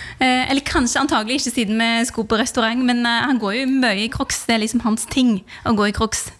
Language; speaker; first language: Norwegian; early bilingual, other home language; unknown